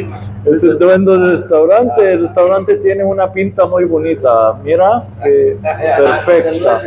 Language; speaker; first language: Spanish; non-native, fluent; Arabic